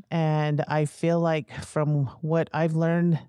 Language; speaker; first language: English; native; English